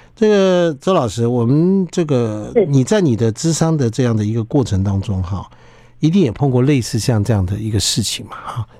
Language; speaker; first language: Chinese; native; Chinese